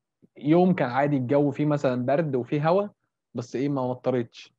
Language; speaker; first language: Arabic; native; Arabic